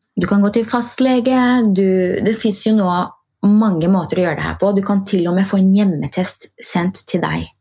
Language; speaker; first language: Norwegian; early bilingual, other home language; Arabic